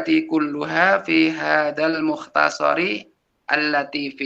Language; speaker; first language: Arabic; non-native, learner; Indonesian